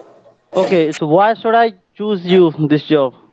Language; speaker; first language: English; non-native, local second language; Hindi